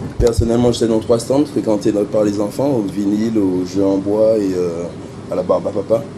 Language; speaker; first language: French; native; French